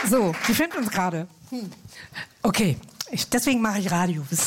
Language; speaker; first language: German; native; German